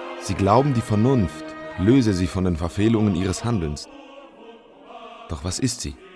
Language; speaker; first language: German; native; German